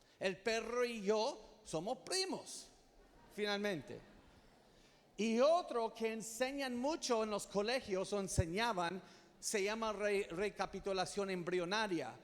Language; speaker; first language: Spanish; non-native, fluent; English